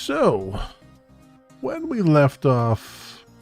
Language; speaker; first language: English; native; English